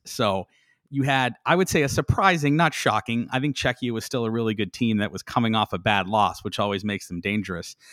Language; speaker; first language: English; native; English